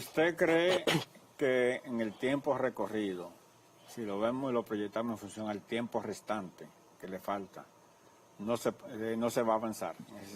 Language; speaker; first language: Spanish; native; Spanish